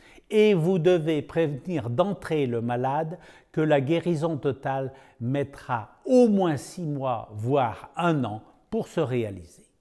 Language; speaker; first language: French; native; French